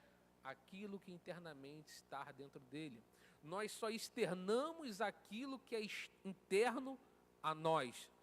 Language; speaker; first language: Portuguese; native; Portuguese